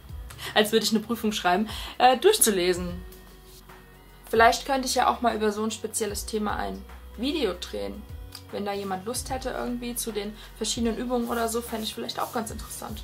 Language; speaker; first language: German; native; German